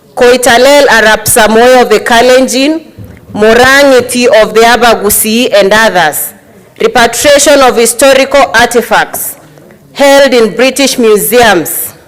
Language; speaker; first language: English; non-native, local second language; Gusii